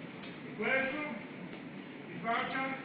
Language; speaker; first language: Italian; non-native, learner; Romanian